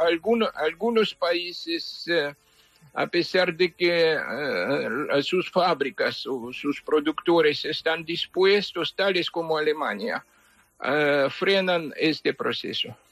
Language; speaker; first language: Spanish; non-native, fluent; Ukrainian